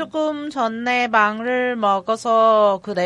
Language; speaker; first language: Korean; non-native, learner; Cantonese